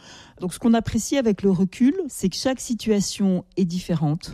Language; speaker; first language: French; native; French